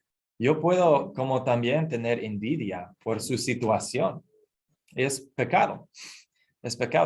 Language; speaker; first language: Spanish; non-native, fluent; English